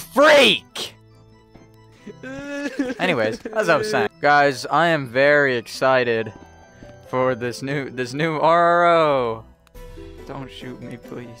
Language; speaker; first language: English; native; English